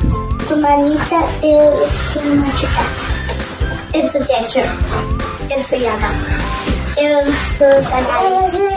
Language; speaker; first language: Lithuanian; early bilingual, heritage; Lithuanian